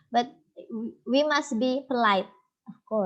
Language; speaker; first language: English; non-native, fluent; Indonesian